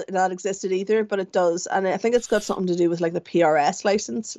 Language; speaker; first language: English; native; English